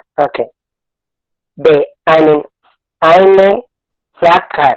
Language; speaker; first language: German; non-native, learner; Spanish